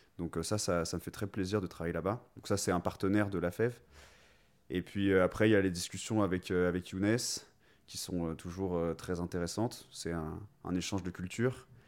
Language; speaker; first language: French; native; French